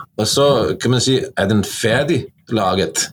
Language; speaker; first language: Norwegian; non-native, fluent; Bosnian